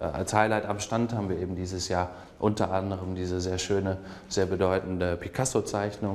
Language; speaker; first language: German; native; German